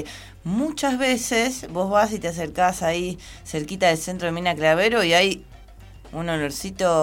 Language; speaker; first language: Spanish; native; Spanish